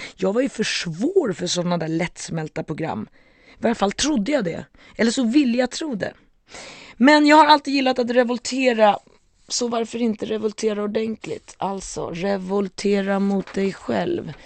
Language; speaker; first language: Swedish; native; Swedish